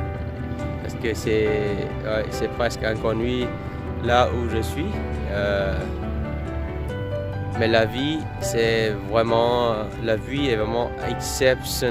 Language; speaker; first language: French; non-native, fluent; Vietnamese